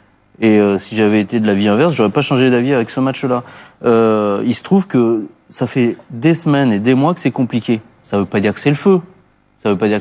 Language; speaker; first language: French; native; French